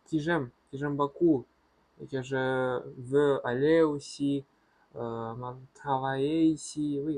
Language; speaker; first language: French; non-native, learner; Russian